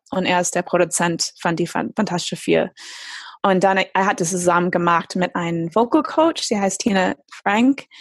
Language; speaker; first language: German; non-native, fluent; English